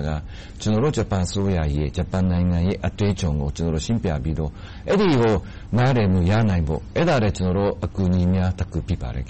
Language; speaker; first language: Burmese; non-native, fluent; Japanese